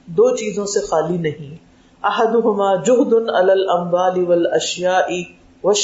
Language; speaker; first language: Urdu; native; Urdu